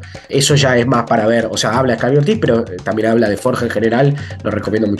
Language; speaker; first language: Spanish; native; Spanish